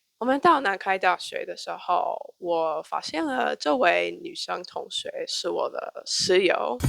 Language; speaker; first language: Chinese; non-native, fluent; English